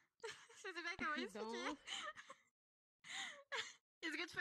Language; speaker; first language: English; non-native, learner; French